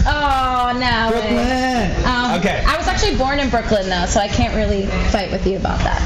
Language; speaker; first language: English; native; English